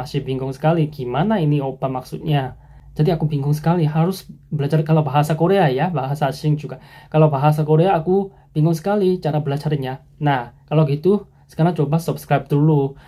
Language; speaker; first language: Indonesian; non-native, fluent; Korean